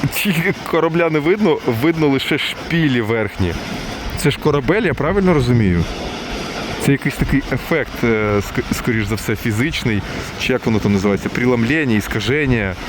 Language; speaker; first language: Ukrainian; non-native, local second language; Russian